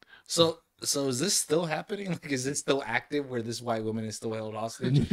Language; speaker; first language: English; native; English